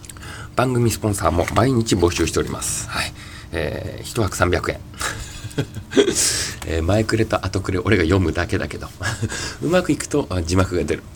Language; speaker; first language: Japanese; native; Japanese